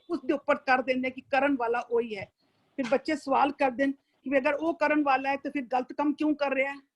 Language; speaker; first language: Hindi; non-native, local second language; Punjabi